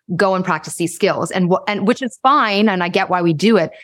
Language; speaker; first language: English; native; English